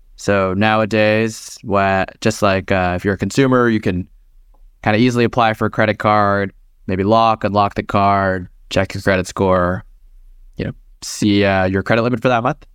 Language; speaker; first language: English; native; English